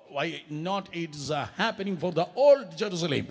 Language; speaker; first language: English; non-native, local second language; Malayalam